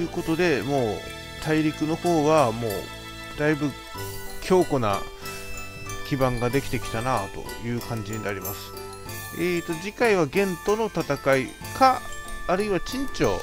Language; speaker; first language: Japanese; native; Japanese